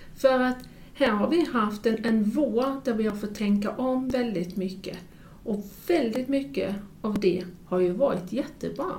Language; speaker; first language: Swedish; native; Swedish